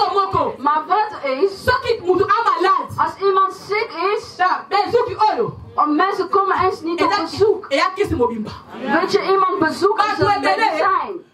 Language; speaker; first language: Dutch; non-native, fluent; Lingala